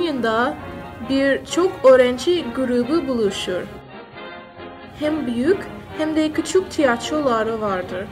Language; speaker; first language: Turkish; non-native, learner; English